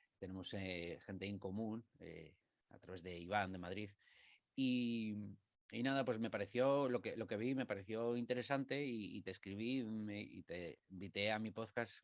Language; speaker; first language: Spanish; native; Spanish